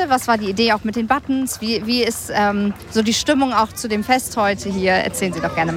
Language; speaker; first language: German; native; German